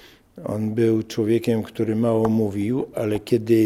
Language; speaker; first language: Polish; native; Polish